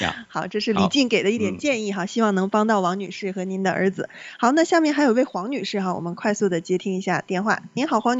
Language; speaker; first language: Chinese; native; Chinese